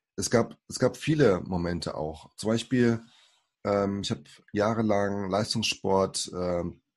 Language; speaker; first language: German; early bilingual, other home language; Portuguese